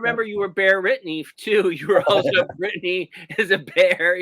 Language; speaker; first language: English; native; English